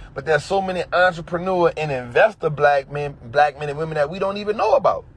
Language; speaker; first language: English; native; English